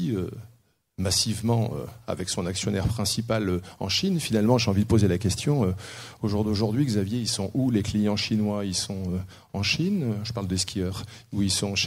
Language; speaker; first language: French; native; French